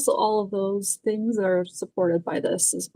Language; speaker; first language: English; native; English